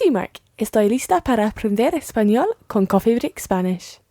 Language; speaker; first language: Spanish; non-native, learner; English